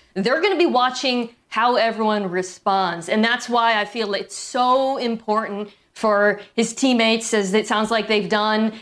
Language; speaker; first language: English; native; English